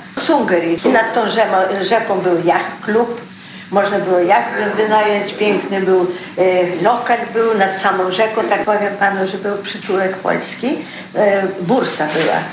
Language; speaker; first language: Polish; early bilingual, heritage; Polish